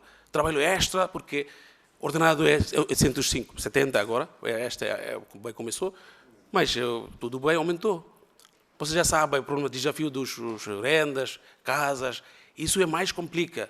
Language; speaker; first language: Portuguese; non-native, learner; Bangla